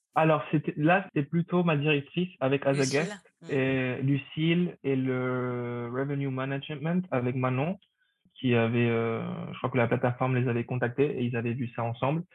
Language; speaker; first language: French; non-native, fluent; Spanish